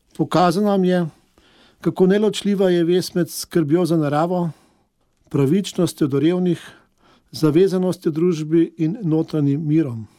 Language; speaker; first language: Slovenian; native; Slovenian